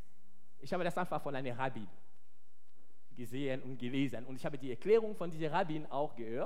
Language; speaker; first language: German; non-native, fluent; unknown